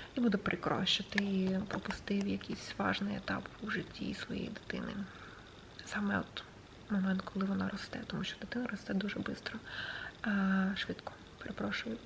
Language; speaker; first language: Ukrainian; non-native, local second language; Russian